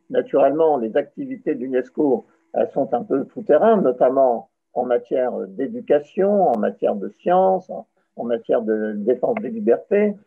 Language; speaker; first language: French; native; French